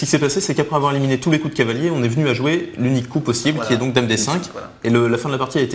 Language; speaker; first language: French; native; French